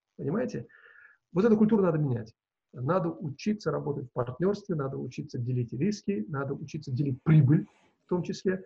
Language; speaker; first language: Russian; non-native, local second language; Uzbek